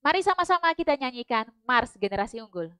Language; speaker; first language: Indonesian; native; Indonesian